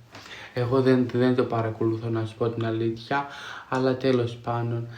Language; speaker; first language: Greek; non-native, fluent; Georgian